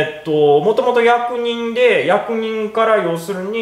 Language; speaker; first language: Japanese; native; Japanese